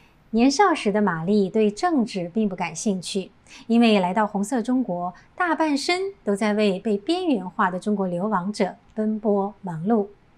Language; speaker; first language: Chinese; native; Chinese